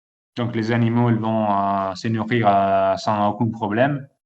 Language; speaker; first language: French; non-native, fluent; Italian